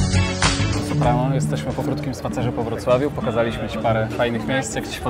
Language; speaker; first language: Polish; native; Polish